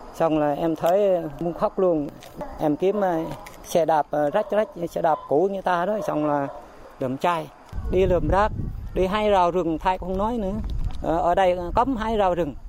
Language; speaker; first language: Vietnamese; non-native, local second language; Jarai